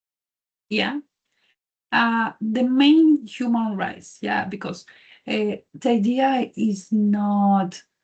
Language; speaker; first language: English; non-native, learner; Spanish